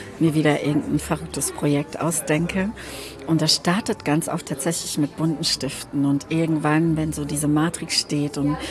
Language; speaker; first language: German; non-native, local second language; French